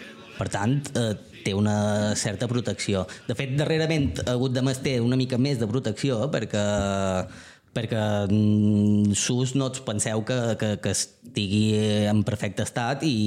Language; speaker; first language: Catalan; native; Catalan